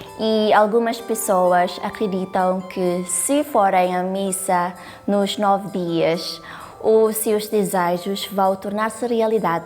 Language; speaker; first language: Portuguese; non-native, fluent; Cebuano